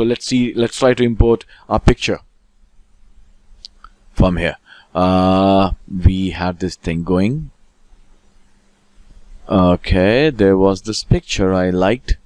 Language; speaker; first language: English; non-native, local second language; Hindi